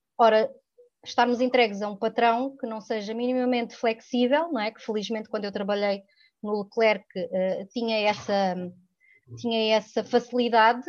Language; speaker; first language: Portuguese; early bilingual, other home language; French